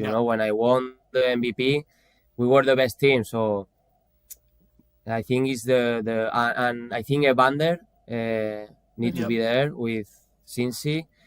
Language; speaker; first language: English; non-native, fluent; Spanish